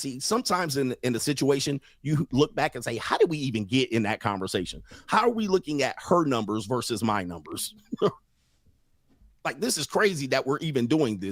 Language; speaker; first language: English; native; English